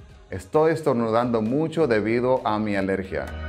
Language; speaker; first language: Spanish; native; Spanish